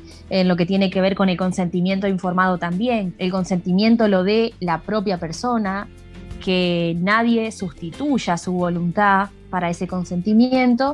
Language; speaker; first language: Spanish; native; Spanish